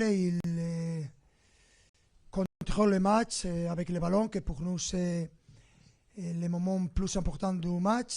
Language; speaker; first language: French; non-native, fluent; Spanish